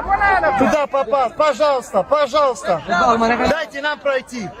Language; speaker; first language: Russian; non-native, learner; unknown